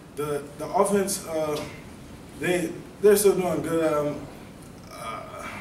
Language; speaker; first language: English; native; English